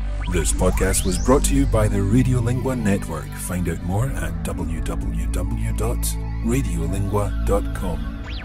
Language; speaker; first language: English; native; English